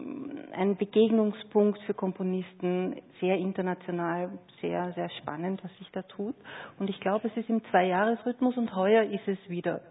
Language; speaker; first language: German; native; German